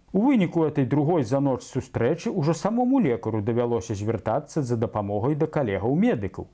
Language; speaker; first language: Belarusian; native; Belarusian